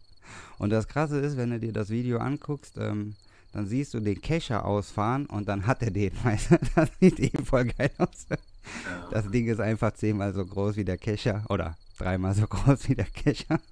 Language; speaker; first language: German; native; German